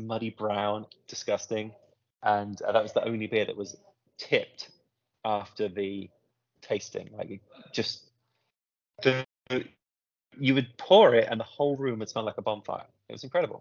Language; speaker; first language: English; native; English